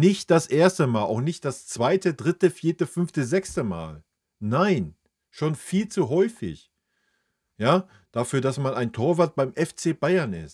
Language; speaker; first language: German; native; German